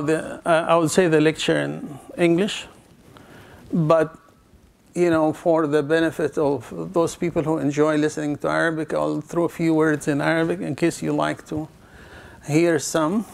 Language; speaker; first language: English; non-native, fluent; Arabic